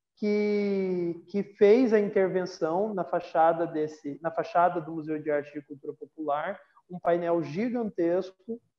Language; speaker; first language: Portuguese; native; Portuguese